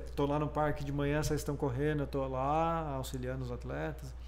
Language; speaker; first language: Portuguese; native; Portuguese